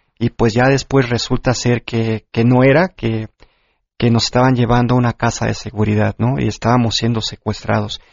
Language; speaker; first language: Spanish; early bilingual, heritage; Spanish